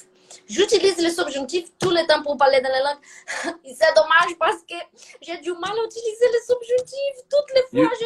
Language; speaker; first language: French; non-native, fluent; Portuguese